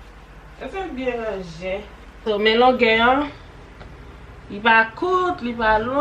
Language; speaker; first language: French; non-native, local second language; Haitian Creole